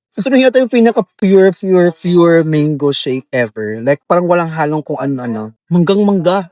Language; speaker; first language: Filipino; native; Filipino